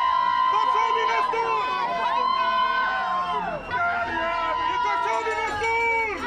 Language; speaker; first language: Dutch; native; Dutch